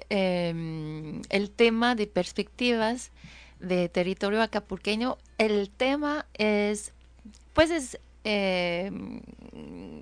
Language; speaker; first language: Spanish; non-native, fluent; French